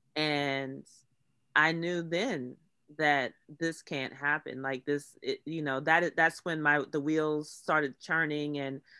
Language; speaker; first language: English; native; English